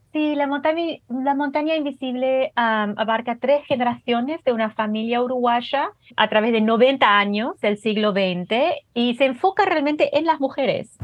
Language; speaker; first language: Spanish; early bilingual, heritage; Spanish